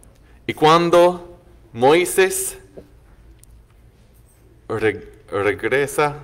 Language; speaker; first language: Spanish; non-native, fluent; English